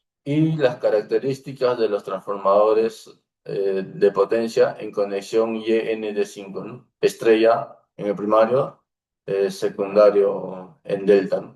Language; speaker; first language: Spanish; native; Spanish